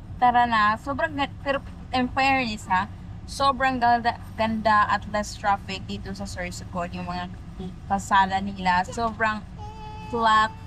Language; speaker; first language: Filipino; non-native, local second language; Cebuano